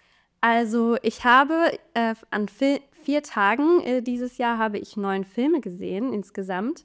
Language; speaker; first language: German; native; German